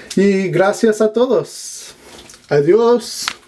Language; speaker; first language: Spanish; non-native, learner; English